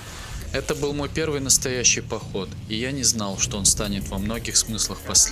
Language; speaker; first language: Russian; native; Russian